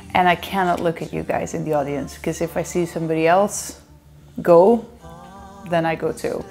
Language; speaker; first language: English; non-native, fluent; Dutch